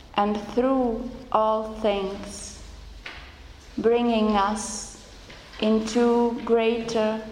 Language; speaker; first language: English; non-native, fluent; Czech